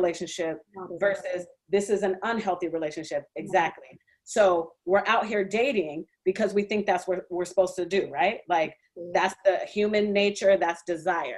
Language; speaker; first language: English; native; English